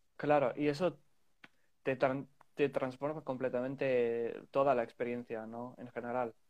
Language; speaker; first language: Spanish; non-native, fluent; English